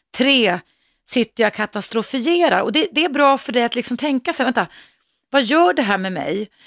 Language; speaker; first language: Swedish; native; Swedish